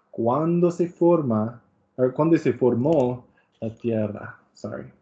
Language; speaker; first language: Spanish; non-native, learner; English